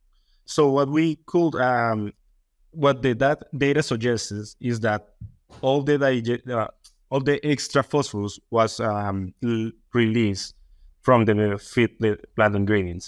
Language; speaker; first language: English; non-native, fluent; Spanish